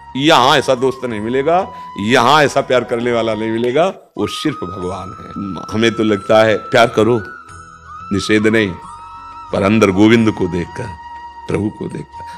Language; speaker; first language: Hindi; native; Hindi